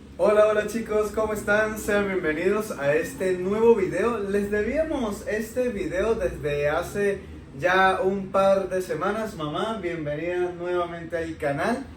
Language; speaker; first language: Spanish; native; Spanish